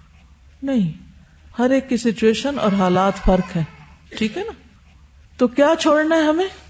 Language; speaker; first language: Urdu; native; Urdu